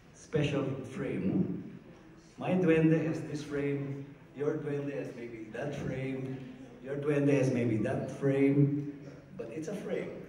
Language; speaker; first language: English; non-native, local second language; Filipino